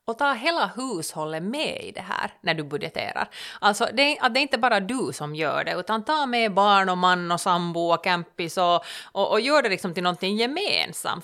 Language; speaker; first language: Swedish; native; Swedish